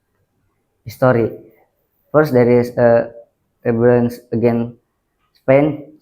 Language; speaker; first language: English; non-native, learner; Indonesian